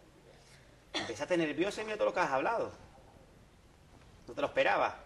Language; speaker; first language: Spanish; native; Spanish